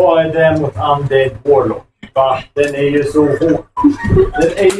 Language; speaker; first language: Swedish; native; Swedish